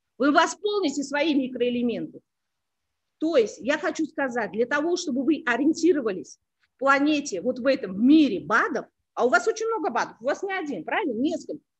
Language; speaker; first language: Russian; non-native, local second language; Uzbek